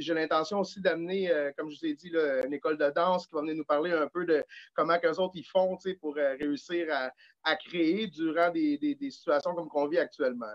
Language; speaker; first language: French; native; French